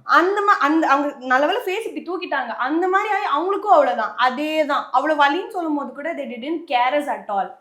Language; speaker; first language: Tamil; native; Tamil